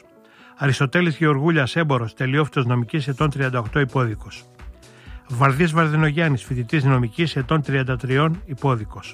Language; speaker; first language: Greek; native; Greek